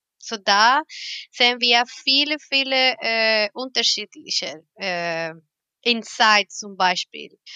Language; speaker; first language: German; non-native, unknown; Spanish